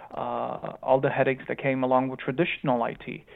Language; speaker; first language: English; early bilingual, other home language; Romanian